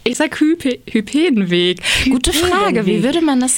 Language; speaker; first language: German; native; German